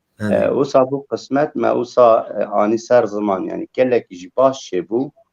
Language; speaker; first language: Kurdish; native; Kurdish